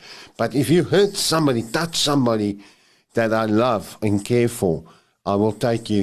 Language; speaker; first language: English; non-native, local second language; Afrikaans